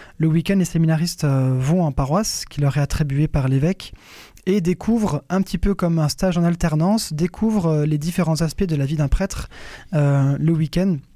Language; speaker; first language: French; native; French